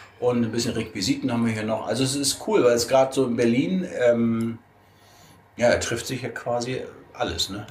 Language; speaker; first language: German; native; German